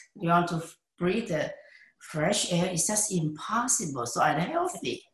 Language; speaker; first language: English; non-native, learner; Chinese